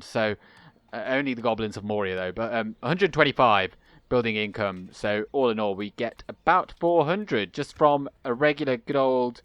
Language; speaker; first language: English; native; English